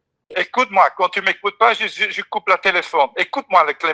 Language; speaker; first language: French; non-native, learner; Dutch